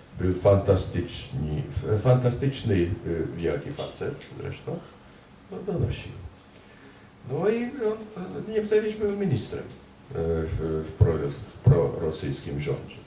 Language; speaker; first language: Polish; non-native, fluent; Hungarian